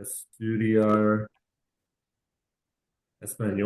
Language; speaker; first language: Spanish; non-native, learner; English